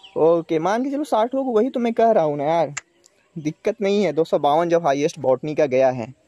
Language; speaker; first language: Hindi; native; Hindi